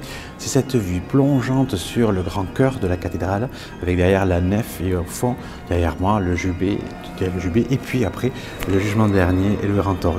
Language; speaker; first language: French; native; French